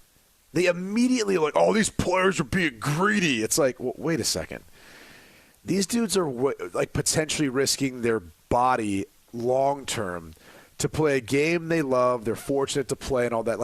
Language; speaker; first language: English; native; English